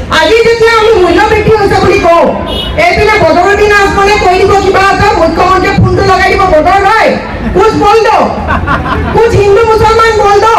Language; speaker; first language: Assamese; native; Assamese